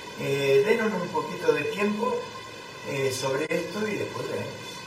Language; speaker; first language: Spanish; native; Spanish